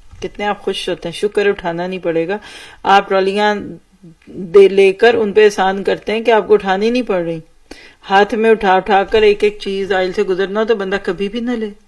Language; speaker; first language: Urdu; native; Urdu